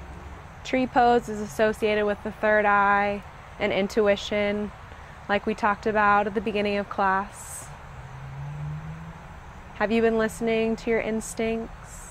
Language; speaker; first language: English; native; English